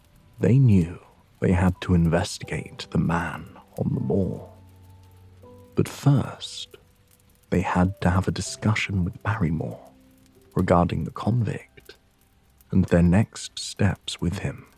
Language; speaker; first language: English; native; English